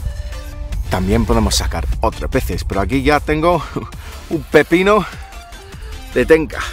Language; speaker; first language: Spanish; non-native, fluent; English